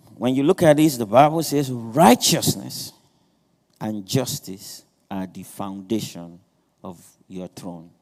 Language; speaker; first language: English; non-native, local second language; Yoruba